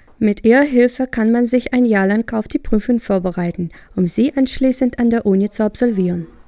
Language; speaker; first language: German; native; German